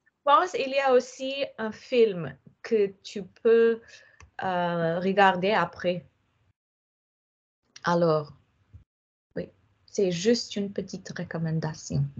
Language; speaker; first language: French; non-native, fluent; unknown